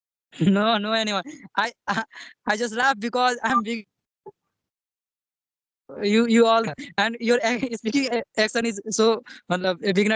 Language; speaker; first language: English; non-native, learner; Hindi